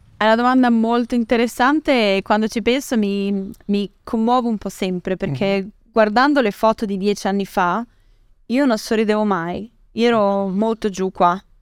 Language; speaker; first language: Italian; early bilingual, other home language; English